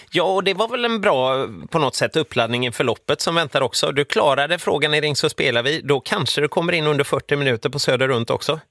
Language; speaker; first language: Swedish; native; Swedish